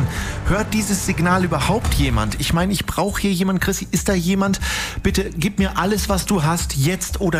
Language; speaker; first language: German; native; German